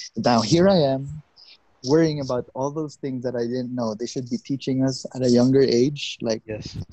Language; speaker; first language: English; non-native, local second language; Hiligaynon